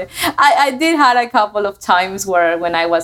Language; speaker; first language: English; non-native, fluent; Spanish